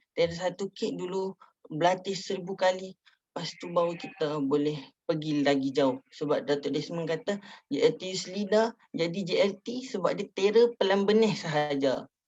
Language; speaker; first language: Malay; native; Malay